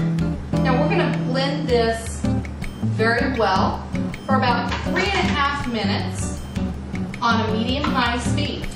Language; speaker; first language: English; native; English